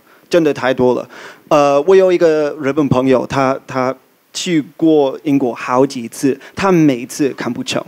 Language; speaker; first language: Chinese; non-native, fluent; English